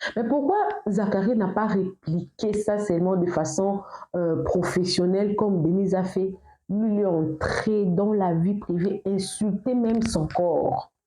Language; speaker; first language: French; non-native, local second language; Lingala